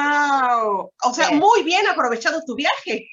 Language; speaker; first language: Spanish; native; Spanish